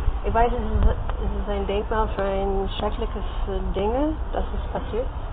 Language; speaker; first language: German; non-native, learner; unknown